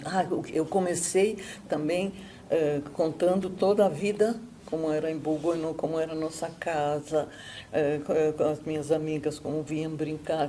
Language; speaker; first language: Portuguese; non-native, fluent; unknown